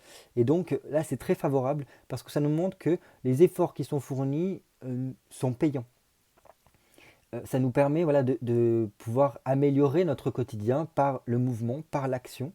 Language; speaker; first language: French; native; French